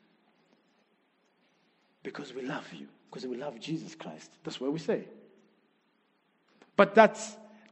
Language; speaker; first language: English; non-native, local second language; Shona